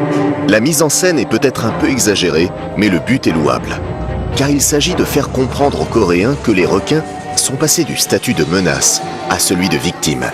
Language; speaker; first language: French; native; French